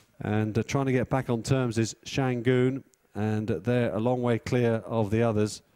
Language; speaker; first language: English; native; English